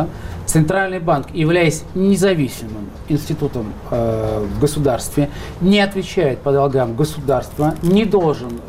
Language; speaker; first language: Russian; native; Russian